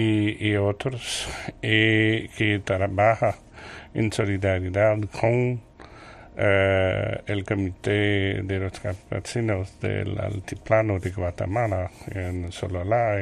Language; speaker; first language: Spanish; non-native, learner; French